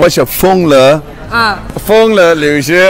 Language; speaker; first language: Chinese; non-native, learner; English